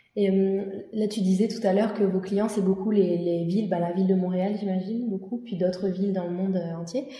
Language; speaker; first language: French; native; French